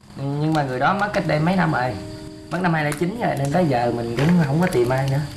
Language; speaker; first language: Vietnamese; native; Vietnamese